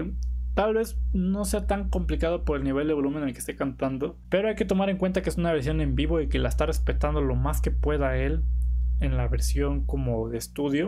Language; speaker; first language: Spanish; native; Spanish